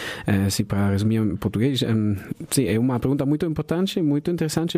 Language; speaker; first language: Portuguese; non-native, fluent; German